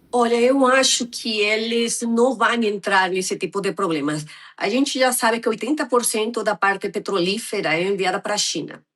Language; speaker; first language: Portuguese; non-native, fluent; Spanish